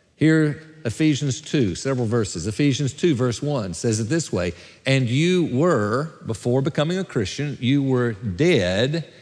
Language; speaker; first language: English; native; English